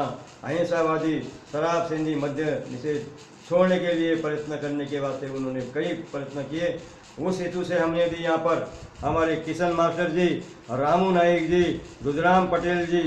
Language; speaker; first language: Hindi; non-native, local second language; Lambadi